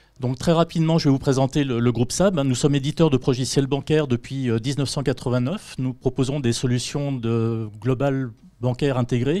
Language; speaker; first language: French; native; French